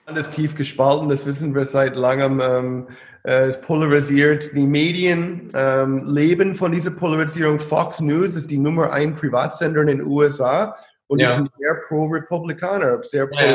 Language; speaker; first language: German; non-native, fluent; English